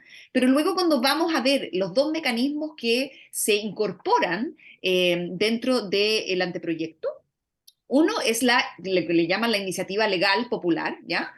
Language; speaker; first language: Spanish; native; Spanish